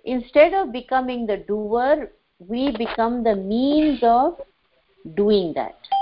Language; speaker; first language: English; non-native, local second language; Hindi